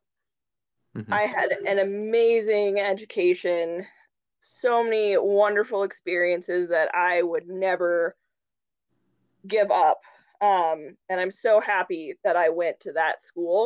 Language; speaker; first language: English; native; English